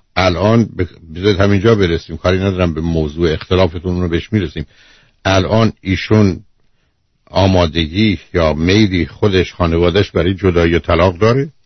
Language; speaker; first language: Persian; native; Persian